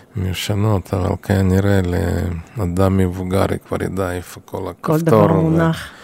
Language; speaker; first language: Hebrew; non-native, fluent; Yiddish